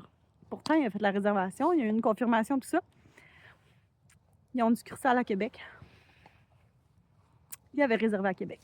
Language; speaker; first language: French; native; French